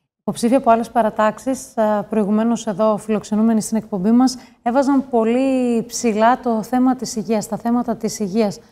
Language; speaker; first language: Greek; native; Greek